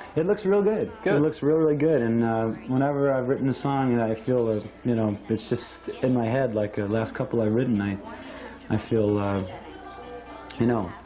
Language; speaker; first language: English; native; English